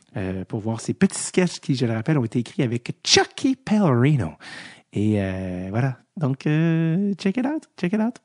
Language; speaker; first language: French; native; French